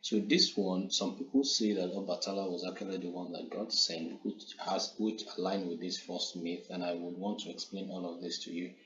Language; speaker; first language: English; non-native, local second language; Yoruba